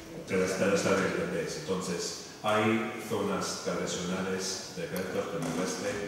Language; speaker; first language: Spanish; non-native, fluent; English